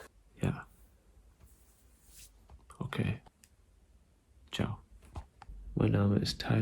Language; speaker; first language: German; non-native, learner; English